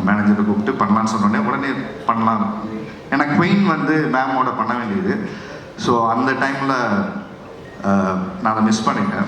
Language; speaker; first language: Tamil; native; Tamil